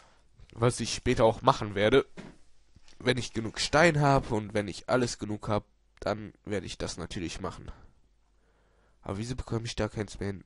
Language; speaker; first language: German; native; German